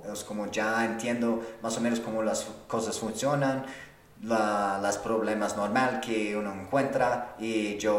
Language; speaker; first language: Spanish; non-native, fluent; English